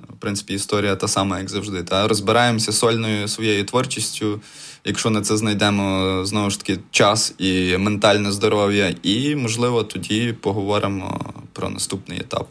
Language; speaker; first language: Ukrainian; native; Ukrainian